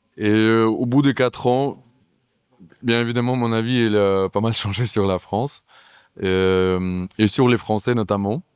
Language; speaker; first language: French; non-native, fluent; Russian